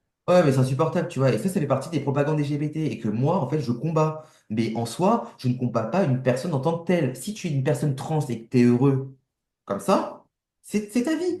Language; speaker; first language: French; native; French